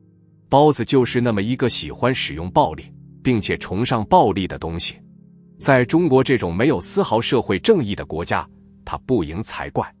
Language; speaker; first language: Chinese; native; Chinese